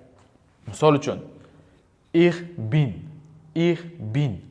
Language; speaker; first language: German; non-native, fluent; Uzbek